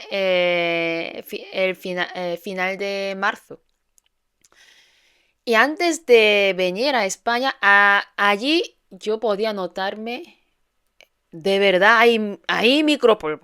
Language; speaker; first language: Spanish; non-native, fluent; Korean